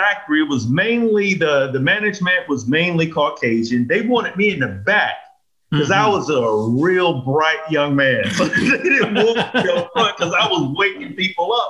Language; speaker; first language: English; native; English